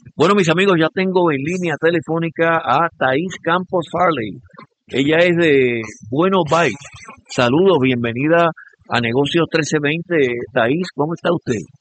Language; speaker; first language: Spanish; native; Spanish